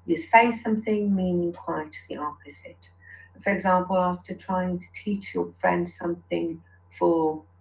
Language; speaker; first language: English; non-native, fluent; Persian